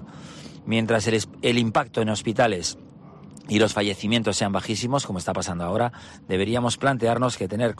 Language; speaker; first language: Spanish; native; Spanish